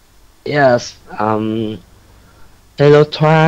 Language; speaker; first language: English; non-native, learner; Vietnamese